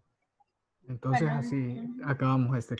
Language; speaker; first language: Spanish; native; Spanish